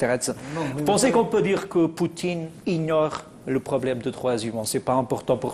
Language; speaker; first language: French; non-native, fluent; Portuguese